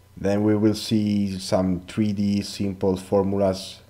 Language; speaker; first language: English; non-native, learner; Italian